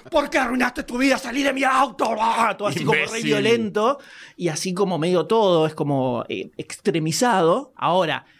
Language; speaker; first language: Spanish; native; Spanish